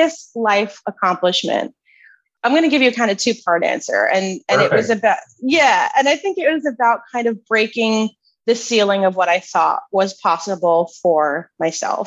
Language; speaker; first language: English; native; English